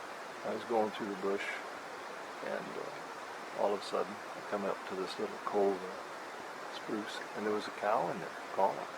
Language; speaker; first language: English; native; English